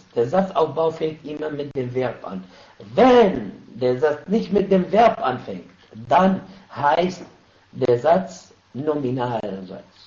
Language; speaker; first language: German; non-native, fluent; Arabic